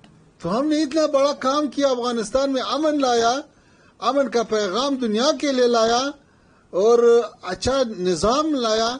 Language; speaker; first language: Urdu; non-native, fluent; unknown